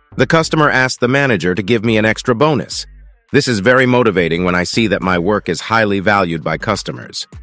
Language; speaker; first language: English; non-native, fluent; Russian